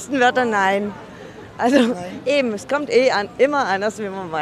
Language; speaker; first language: German; native; German